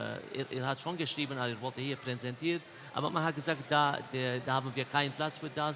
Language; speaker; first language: German; non-native, learner; Central Kurdish